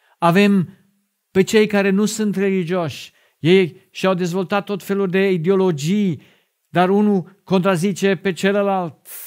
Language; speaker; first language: Romanian; non-native, fluent; German